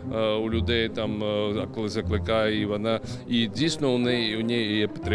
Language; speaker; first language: Ukrainian; non-native, learner; Georgian